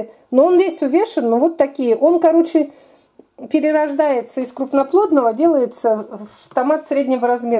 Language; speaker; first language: Russian; native; Russian